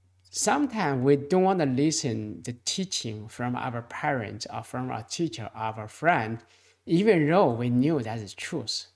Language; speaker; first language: English; non-native, fluent; Chinese